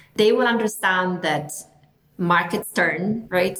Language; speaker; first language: English; non-native, fluent; Italian